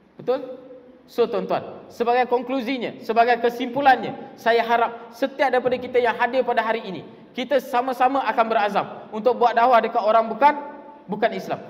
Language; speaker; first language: Malay; non-native, local second language; Tamil